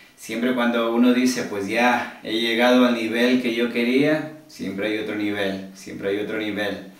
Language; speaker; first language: Spanish; early bilingual, heritage; Spanish